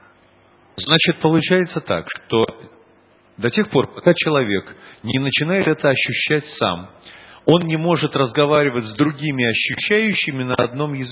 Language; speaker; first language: Russian; native; Russian